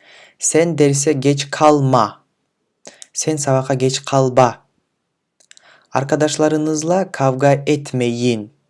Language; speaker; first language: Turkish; non-native, fluent; Kyrgyz